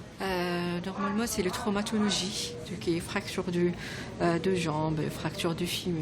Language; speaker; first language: French; non-native, learner; Arabic